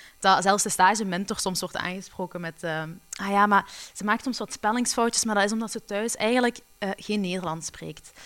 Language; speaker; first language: Dutch; early bilingual, other home language; Arabic